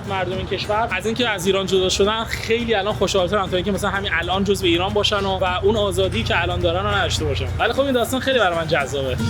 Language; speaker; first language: Persian; native; Persian